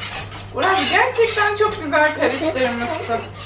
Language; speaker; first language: Turkish; native; Turkish